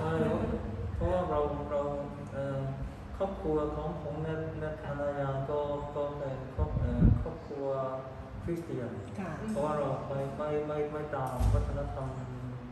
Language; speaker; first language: Thai; non-native, learner; Cantonese